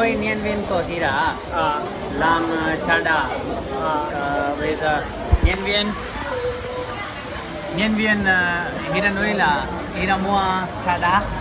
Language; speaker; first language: Vietnamese; non-native, learner; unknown